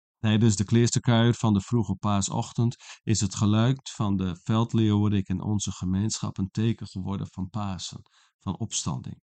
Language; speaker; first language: Dutch; non-native, local second language; Western Frisian